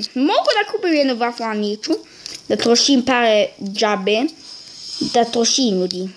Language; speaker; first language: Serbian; early bilingual, heritage; Serbian